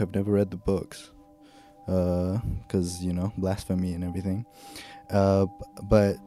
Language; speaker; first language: English; non-native, local second language; Pattani Malay